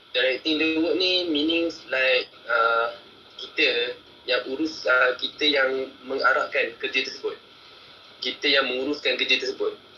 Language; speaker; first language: Malay; native; Malay